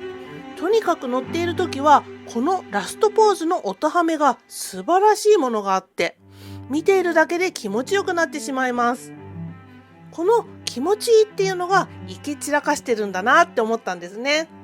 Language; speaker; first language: Japanese; native; Japanese